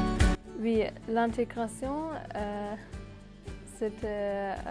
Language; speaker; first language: French; non-native, fluent; German